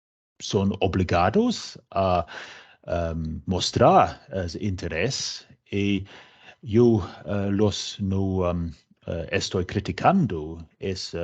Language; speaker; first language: Spanish; non-native, fluent; English